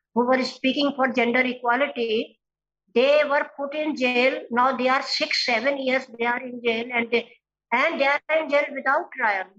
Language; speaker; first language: English; non-native, local second language; Hindi